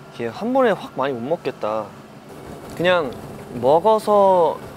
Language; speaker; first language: Korean; native; Korean